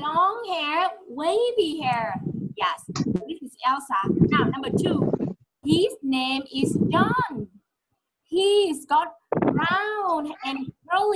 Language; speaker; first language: English; non-native, fluent; Vietnamese